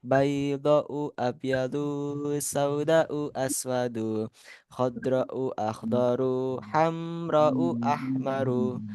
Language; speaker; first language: Arabic; non-native, fluent; Indonesian